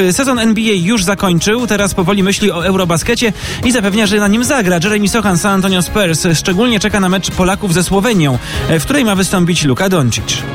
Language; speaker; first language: Polish; native; Polish